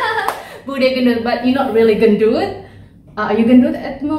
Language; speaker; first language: English; non-native, learner; Indonesian